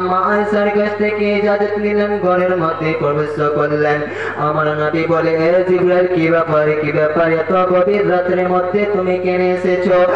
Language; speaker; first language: Bangla; non-native, local second language; Urdu